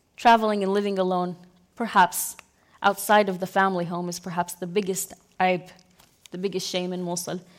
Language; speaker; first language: English; non-native, fluent; Arabic